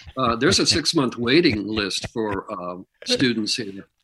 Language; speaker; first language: English; native; English